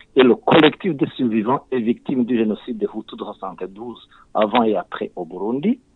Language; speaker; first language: French; non-native, local second language; Rundi